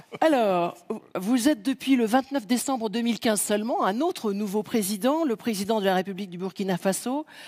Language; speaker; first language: French; native; French